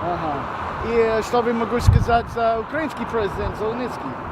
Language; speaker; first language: Russian; non-native, learner; English